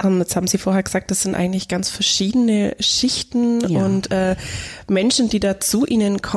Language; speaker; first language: German; native; German